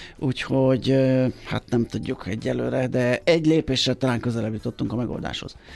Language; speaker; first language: Hungarian; native; Hungarian